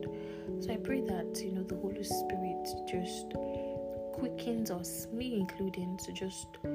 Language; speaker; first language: English; non-native, local second language; Yoruba